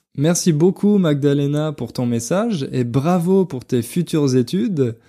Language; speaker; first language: French; native; French